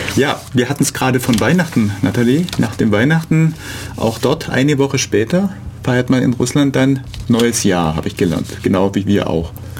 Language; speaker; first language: German; native; German